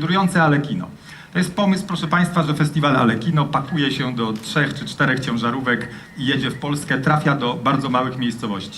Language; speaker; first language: Polish; native; Polish